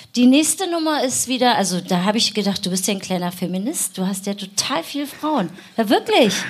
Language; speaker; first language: German; early bilingual, other home language; Persian